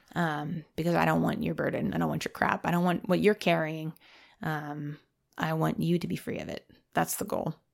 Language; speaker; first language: English; native; English